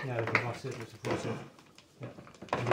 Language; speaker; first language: Dutch; native; Dutch